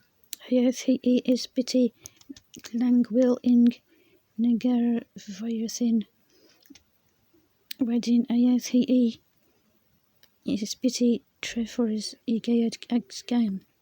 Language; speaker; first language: Welsh; non-native, learner; English